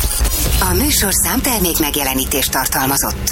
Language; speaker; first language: Hungarian; native; Hungarian